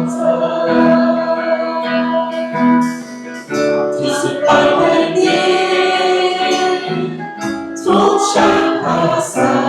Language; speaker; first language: Thai; native; Thai